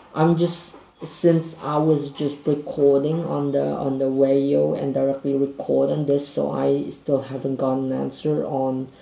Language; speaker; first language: English; non-native, fluent; Indonesian